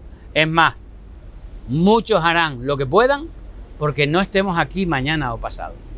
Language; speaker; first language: Spanish; native; Spanish